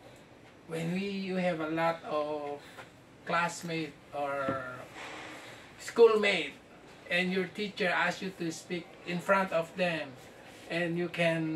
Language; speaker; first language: English; non-native, fluent; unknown